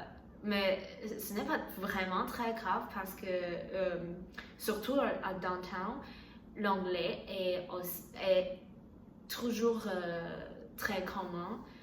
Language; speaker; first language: French; non-native, learner; Chinese